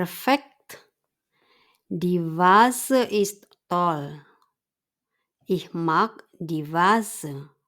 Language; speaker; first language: German; non-native, fluent; Indonesian